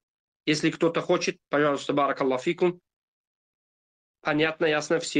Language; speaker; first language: Russian; non-native, fluent; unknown